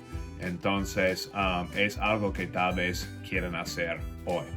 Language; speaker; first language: Spanish; non-native, fluent; English